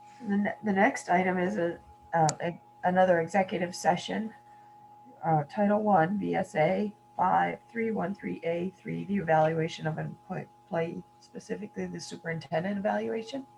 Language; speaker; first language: English; native; English